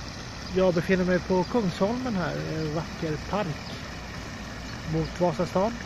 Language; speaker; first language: Swedish; native; Swedish